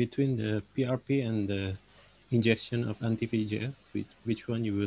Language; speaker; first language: English; non-native, local second language; Indonesian